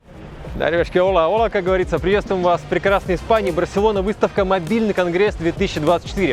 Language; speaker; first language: Russian; native; Russian